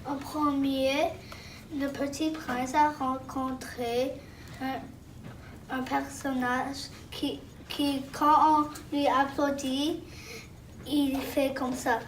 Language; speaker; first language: French; non-native, local second language; English